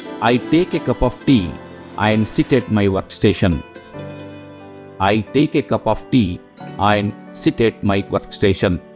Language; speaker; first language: English; non-native, local second language; Telugu